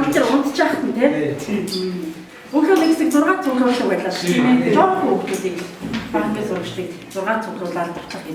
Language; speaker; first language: Mongolian; native; Mongolian